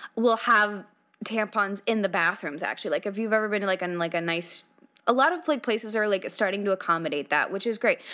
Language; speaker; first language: English; native; English